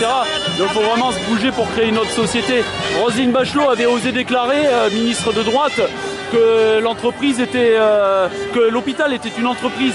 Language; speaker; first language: French; native; French